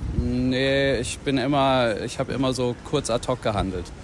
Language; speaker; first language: German; native; German